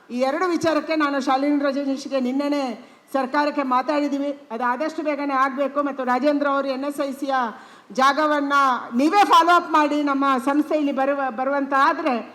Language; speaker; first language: Kannada; non-native, local second language; Tulu